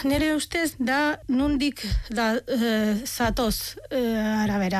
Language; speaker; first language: Basque; non-native, fluent; Arabic